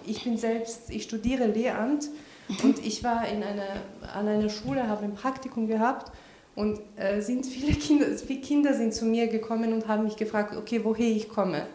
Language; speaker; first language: German; early bilingual, other home language; Albanian